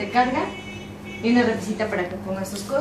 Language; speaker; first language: Spanish; native; Spanish